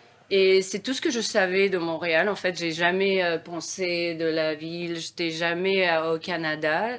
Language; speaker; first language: French; non-native, fluent; Russian